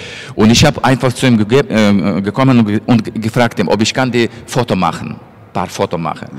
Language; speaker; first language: German; non-native, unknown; Russian